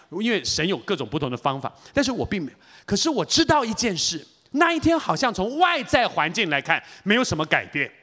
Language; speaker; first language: Chinese; native; Chinese